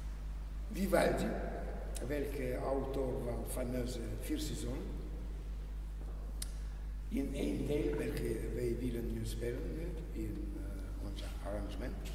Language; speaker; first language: Dutch; non-native, learner; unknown